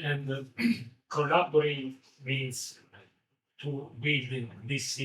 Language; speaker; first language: English; non-native, learner; Italian